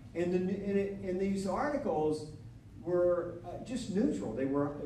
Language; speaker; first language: English; native; English